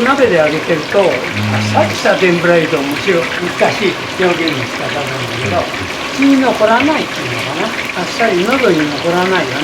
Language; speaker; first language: Japanese; native; Japanese